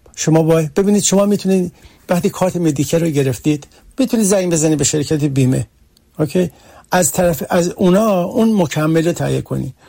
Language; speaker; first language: Persian; early bilingual, heritage; Persian